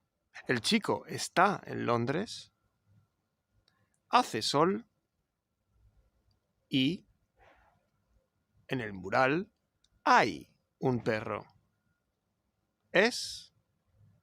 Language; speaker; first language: Spanish; non-native, fluent; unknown